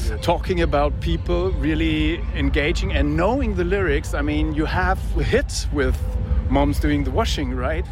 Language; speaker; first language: English; non-native, fluent; German